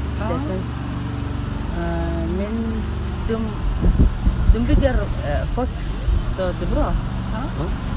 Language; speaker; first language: Swedish; non-native, learner; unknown